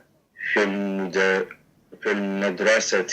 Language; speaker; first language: Arabic; non-native, learner; English